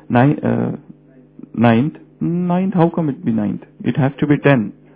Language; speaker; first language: English; non-native, local second language; Marathi